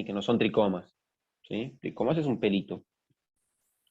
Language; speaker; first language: Spanish; native; Spanish